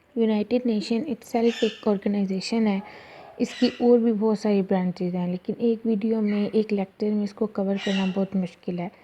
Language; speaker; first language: Urdu; non-native, local second language; Punjabi